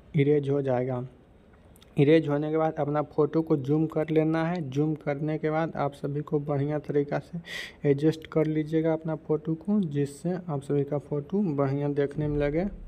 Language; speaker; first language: Hindi; native; Hindi